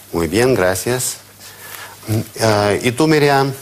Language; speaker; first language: Spanish; non-native, fluent; Russian